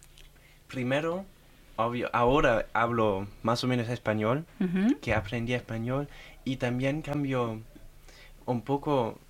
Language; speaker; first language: Spanish; non-native, fluent; German